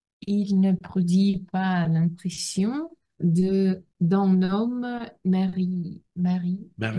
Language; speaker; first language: French; non-native, learner; Russian